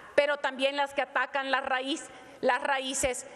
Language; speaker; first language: Spanish; native; Spanish